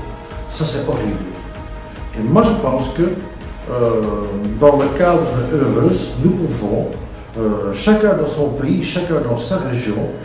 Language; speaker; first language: French; non-native, local second language; Dutch